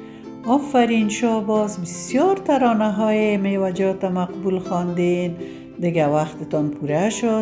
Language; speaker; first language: Persian; native; Persian